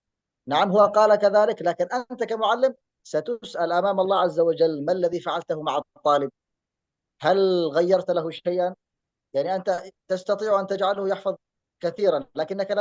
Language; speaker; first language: Arabic; native; Arabic